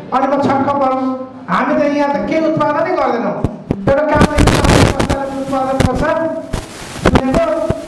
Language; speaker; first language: Nepali; native; Nepali